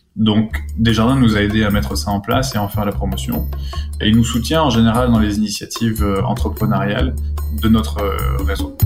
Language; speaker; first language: French; native; French